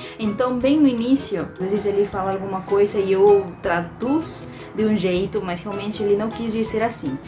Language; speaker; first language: Portuguese; non-native, fluent; Spanish